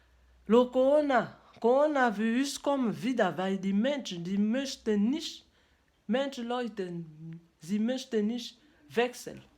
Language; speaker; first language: German; non-native, learner; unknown